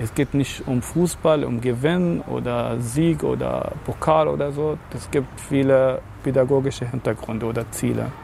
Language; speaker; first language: German; non-native, fluent; Arabic